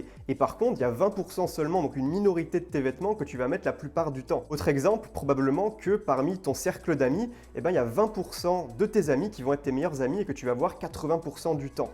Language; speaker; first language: French; native; French